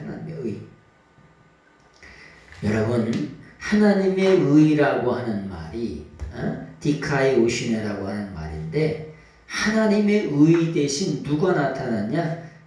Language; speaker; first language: Korean; native; Korean